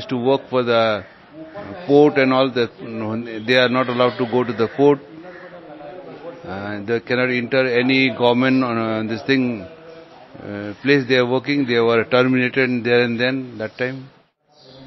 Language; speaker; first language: English; non-native, local second language; Cantonese